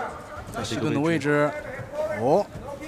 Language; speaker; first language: Chinese; native; Chinese